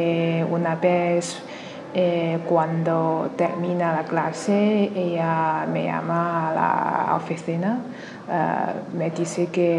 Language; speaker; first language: Spanish; non-native, learner; Chinese